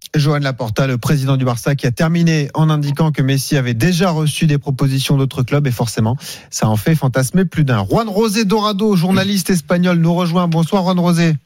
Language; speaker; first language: French; native; French